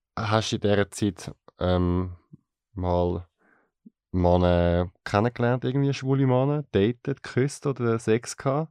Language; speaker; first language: German; native; German